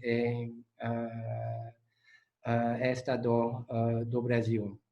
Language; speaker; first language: Portuguese; non-native, fluent; Dutch